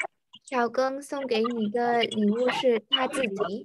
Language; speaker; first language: Chinese; non-native, learner; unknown